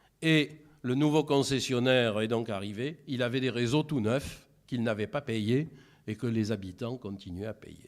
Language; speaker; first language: French; native; French